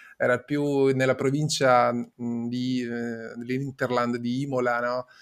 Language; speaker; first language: Italian; native; Italian